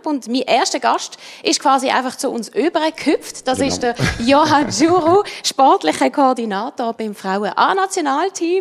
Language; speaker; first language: German; native; German